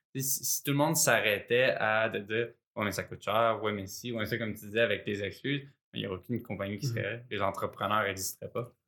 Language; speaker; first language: French; native; French